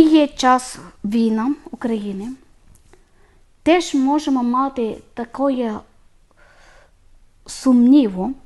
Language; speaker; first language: Ukrainian; non-native, learner; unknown